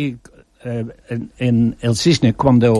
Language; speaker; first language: Spanish; non-native, learner; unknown